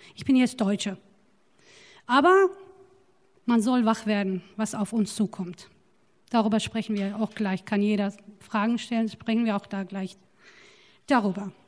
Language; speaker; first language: German; non-native, fluent; Turoyo